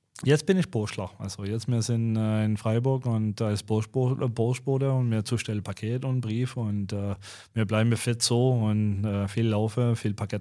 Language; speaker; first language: German; non-native, fluent; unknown